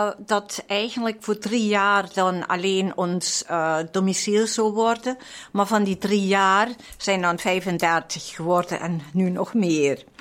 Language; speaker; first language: Dutch; non-native, fluent; German